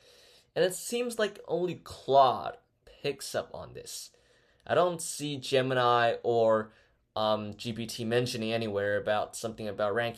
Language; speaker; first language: English; non-native, fluent; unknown